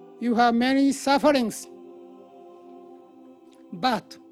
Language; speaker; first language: English; non-native, learner; Japanese